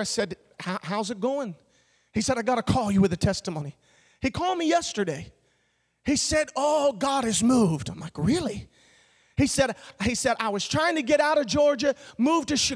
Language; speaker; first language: English; native; English